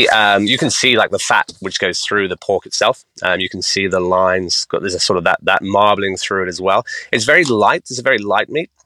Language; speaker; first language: English; native; English